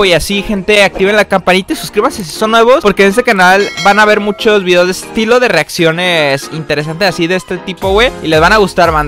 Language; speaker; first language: Spanish; native; Spanish